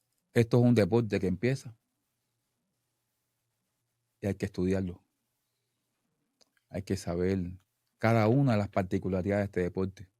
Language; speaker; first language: Spanish; native; Spanish